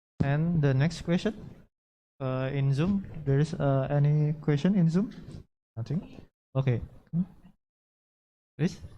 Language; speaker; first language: English; non-native, learner; Indonesian